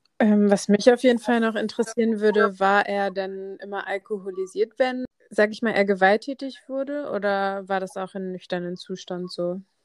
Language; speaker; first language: German; native; German